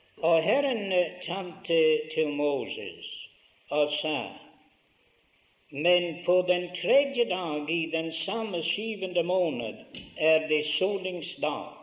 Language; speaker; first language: Norwegian; early bilingual, heritage; Norwegian